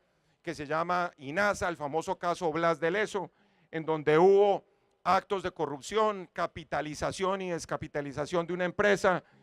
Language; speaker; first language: Spanish; native; Spanish